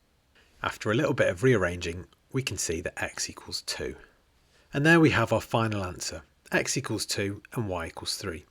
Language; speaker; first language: English; native; English